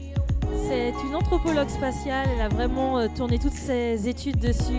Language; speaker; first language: French; native; French